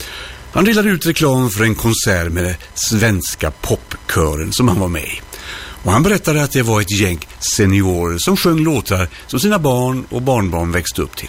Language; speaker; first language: Swedish; native; Swedish